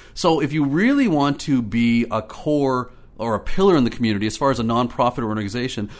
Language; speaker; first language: English; native; English